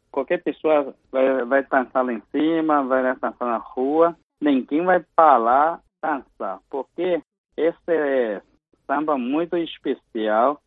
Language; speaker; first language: Portuguese; non-native, learner; Chinese